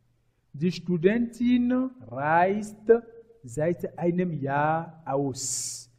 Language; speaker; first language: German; non-native, learner; French